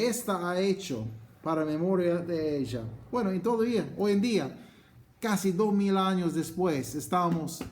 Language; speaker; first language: Spanish; non-native, fluent; English